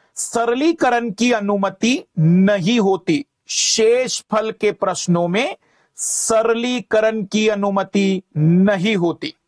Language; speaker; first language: Hindi; native; Hindi